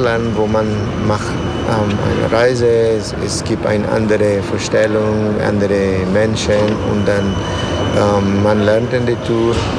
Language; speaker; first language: German; non-native, learner; Spanish